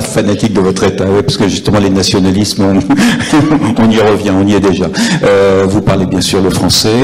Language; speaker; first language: French; native; French